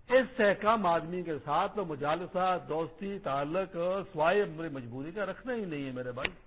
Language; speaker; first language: Urdu; non-native, local second language; Pashto